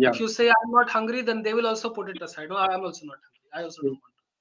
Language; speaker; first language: English; non-native, local second language; Hindi